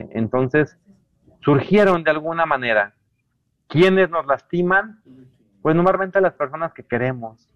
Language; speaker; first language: Spanish; native; Spanish